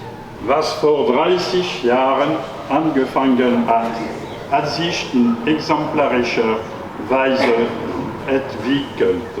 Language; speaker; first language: German; non-native, learner; French